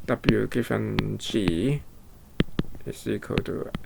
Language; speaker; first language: English; non-native, fluent; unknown